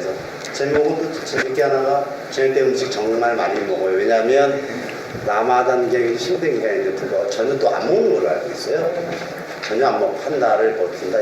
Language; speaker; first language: Korean; native; Korean